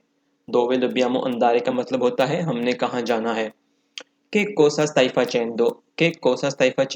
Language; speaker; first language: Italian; non-native, fluent; Urdu